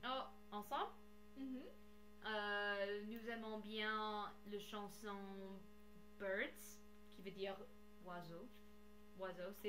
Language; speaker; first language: French; non-native, learner; English